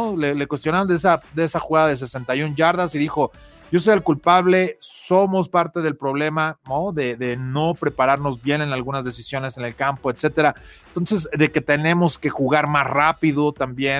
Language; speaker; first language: Spanish; native; Spanish